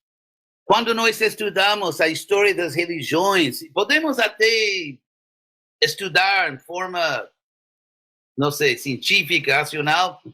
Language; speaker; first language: Portuguese; non-native, fluent; English